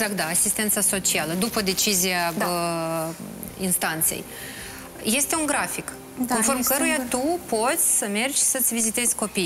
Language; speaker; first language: Romanian; native; Romanian